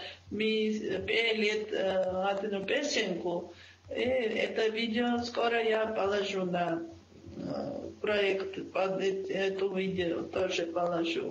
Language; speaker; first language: Russian; non-native, fluent; Georgian